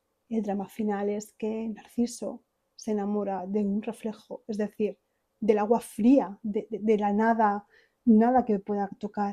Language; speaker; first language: Spanish; native; Spanish